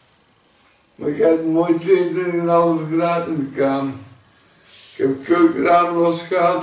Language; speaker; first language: Dutch; native; Dutch